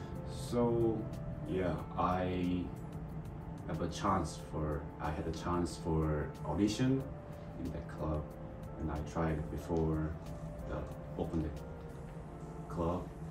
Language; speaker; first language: English; non-native, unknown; Korean